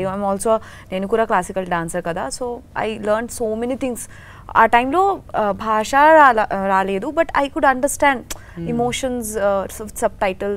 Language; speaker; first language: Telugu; non-native, learner; Bangla